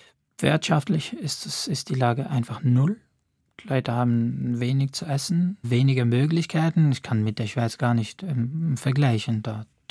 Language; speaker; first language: German; non-native, fluent; Arabic